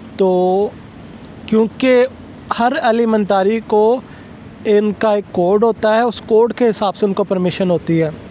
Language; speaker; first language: Urdu; native; Urdu